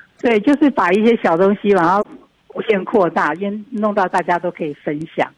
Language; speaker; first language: Chinese; non-native, fluent; Thai